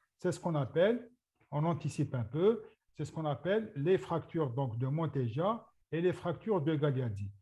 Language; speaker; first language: French; non-native, local second language; Arabic